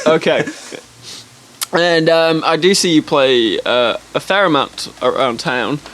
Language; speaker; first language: English; native; English